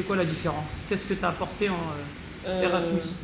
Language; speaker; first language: French; native; French